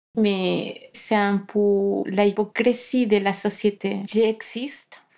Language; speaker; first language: French; non-native, learner; Spanish